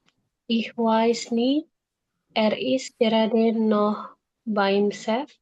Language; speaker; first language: German; non-native, learner; Indonesian